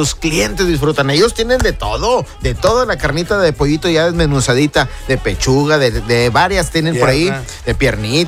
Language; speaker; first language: Spanish; native; Spanish